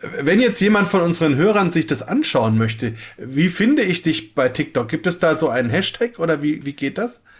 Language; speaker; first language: German; native; German